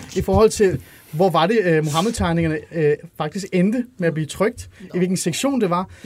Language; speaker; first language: Danish; early bilingual, other home language; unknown